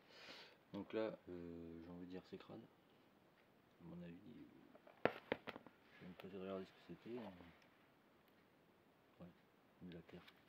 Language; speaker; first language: French; native; French